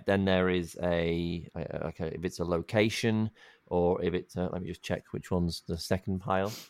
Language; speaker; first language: English; native; English